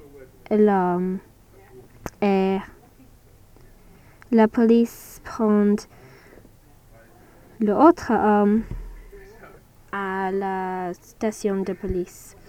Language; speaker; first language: French; non-native, learner; English